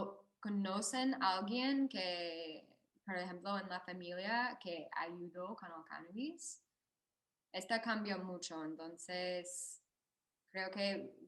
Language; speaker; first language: Spanish; non-native, fluent; English